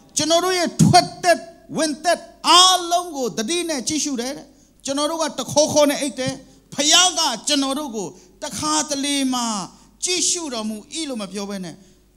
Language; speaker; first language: Burmese; non-native, local second language; Kachin